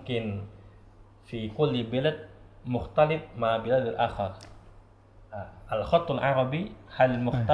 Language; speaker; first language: Arabic; non-native, learner; Indonesian